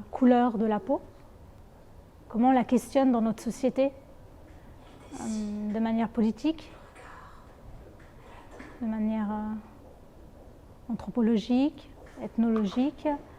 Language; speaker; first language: French; native; French